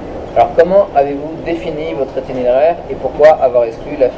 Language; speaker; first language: French; native; French